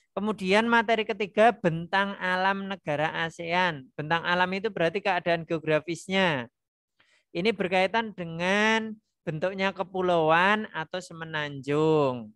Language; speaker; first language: Indonesian; non-native, local second language; Javanese